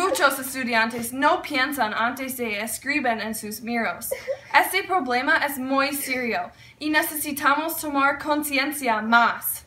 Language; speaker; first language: Spanish; non-native, learner; English